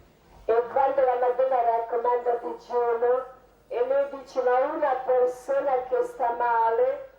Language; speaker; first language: Italian; non-native, learner; Croatian